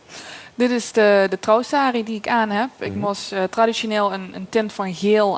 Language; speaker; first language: Dutch; native; Dutch